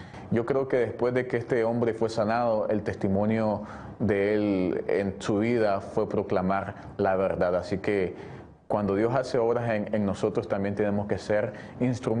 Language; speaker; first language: Spanish; native; Spanish